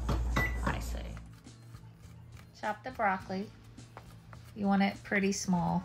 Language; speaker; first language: English; native; English